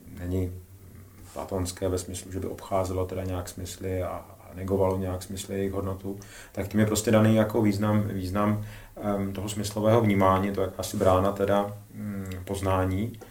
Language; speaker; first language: Czech; native; Czech